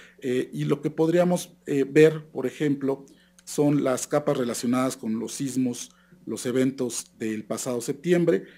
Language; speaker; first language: Spanish; native; Spanish